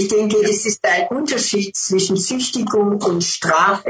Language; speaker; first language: German; non-native, fluent; English